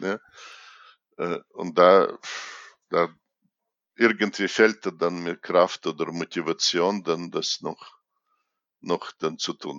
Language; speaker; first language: German; non-native, fluent; Russian